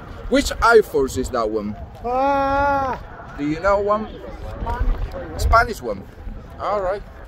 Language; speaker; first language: English; non-native, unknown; Spanish